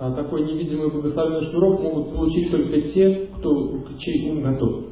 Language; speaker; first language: Russian; native; Russian